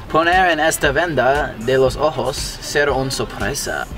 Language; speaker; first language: Spanish; non-native, learner; English